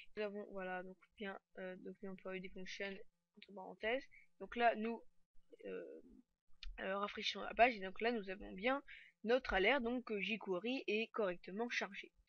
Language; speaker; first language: French; native; French